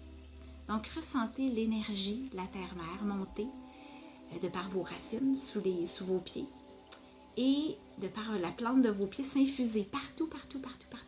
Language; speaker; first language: French; native; French